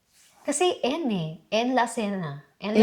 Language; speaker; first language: Spanish; non-native, learner; Filipino